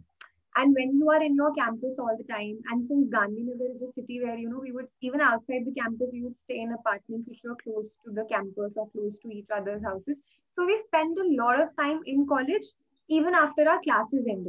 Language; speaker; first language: English; non-native, local second language; Hindi